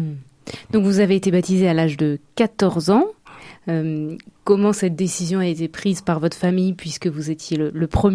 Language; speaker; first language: French; native; French